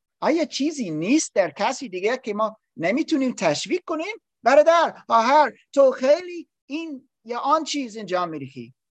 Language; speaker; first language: Persian; non-native, learner; English